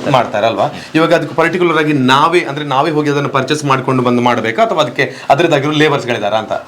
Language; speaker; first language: Kannada; native; Kannada